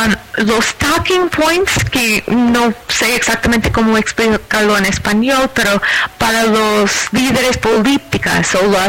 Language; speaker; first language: Spanish; non-native, fluent; English